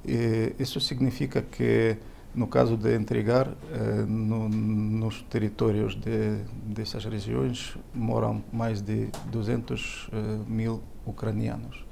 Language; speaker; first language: Portuguese; non-native, fluent; Ukrainian